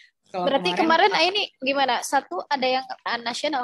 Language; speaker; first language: Indonesian; native; Indonesian